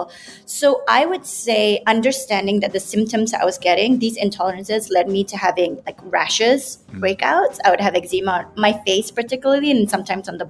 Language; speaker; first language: English; non-native, local second language; Malay